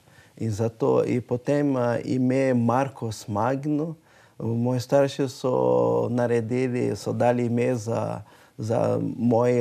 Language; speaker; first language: Slovenian; non-native, learner; Portuguese